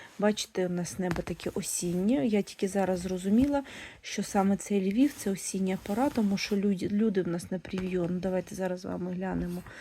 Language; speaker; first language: Ukrainian; non-native, local second language; Russian